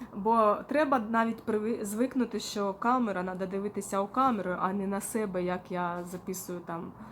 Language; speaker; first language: Ukrainian; non-native, local second language; Russian